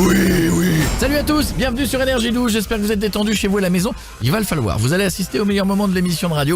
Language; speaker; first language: French; native; French